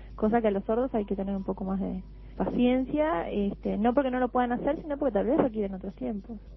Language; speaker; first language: Spanish; native; Spanish